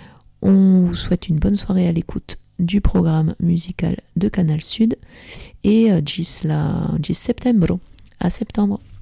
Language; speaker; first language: French; native; French